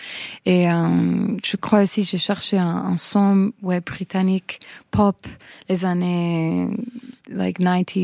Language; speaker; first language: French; non-native, fluent; English